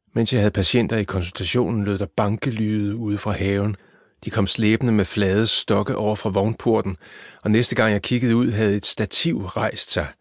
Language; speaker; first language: Danish; native; Danish